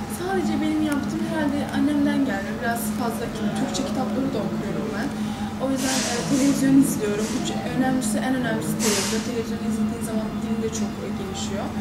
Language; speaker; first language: Turkish; early bilingual, heritage; Turkish